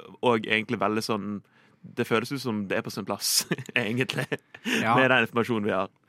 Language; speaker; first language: Norwegian; native; Norwegian